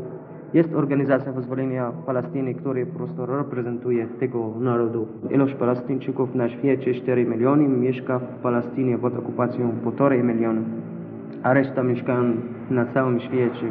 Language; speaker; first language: Polish; non-native, learner; Arabic